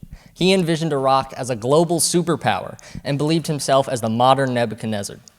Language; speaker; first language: English; native; English